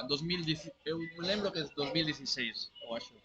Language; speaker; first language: Portuguese; non-native, learner; Catalan